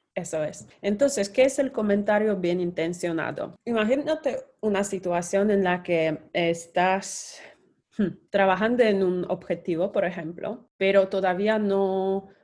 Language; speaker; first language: Spanish; non-native, fluent; Polish